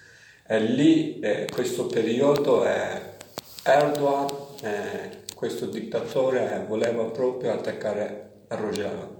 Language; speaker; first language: Italian; non-native, learner; Kurdish